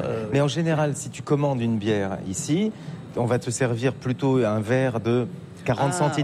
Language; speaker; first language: French; native; French